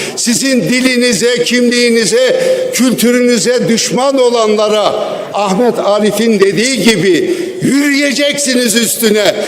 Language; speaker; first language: Turkish; non-native, local second language; Kurdish